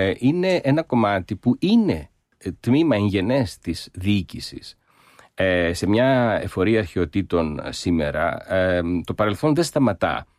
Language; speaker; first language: Greek; early bilingual, heritage; Greek